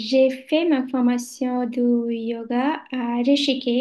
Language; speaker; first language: French; non-native, learner; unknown